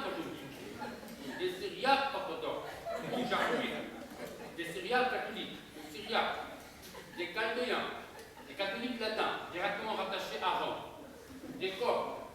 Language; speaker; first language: French; non-native, local second language; Arabic